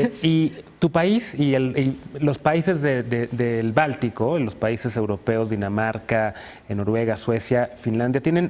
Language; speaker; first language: Spanish; native; Spanish